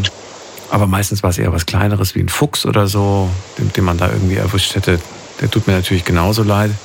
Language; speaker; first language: German; native; German